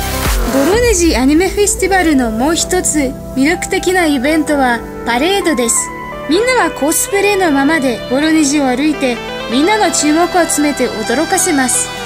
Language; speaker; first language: Japanese; non-native, fluent; Russian